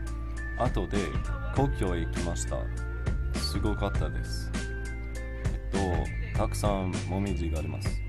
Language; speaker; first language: Japanese; non-native, learner; English